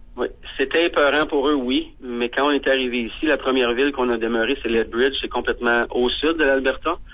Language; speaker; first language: French; native; French